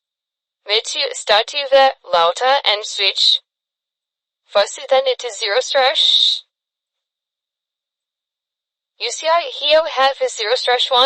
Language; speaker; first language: English; non-native, fluent; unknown